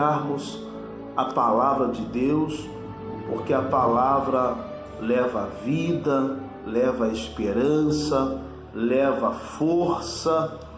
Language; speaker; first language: Portuguese; native; Portuguese